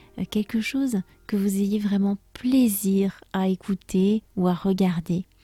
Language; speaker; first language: French; native; French